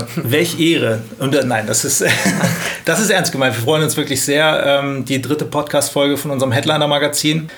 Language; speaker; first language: German; native; German